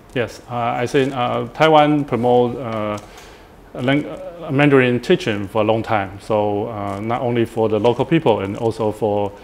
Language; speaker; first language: English; non-native, fluent; Chinese